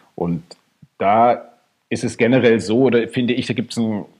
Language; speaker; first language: German; native; German